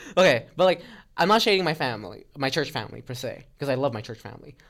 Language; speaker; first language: English; non-native, local second language; Filipino